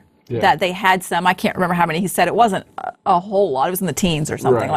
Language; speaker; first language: English; native; English